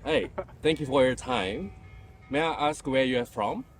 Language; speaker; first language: English; non-native, learner; Japanese